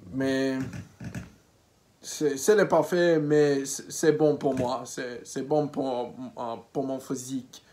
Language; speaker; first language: French; non-native, learner; English